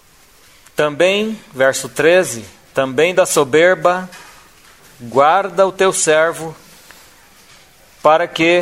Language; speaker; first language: Portuguese; native; Portuguese